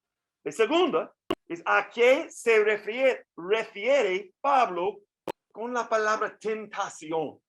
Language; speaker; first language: Spanish; non-native, fluent; English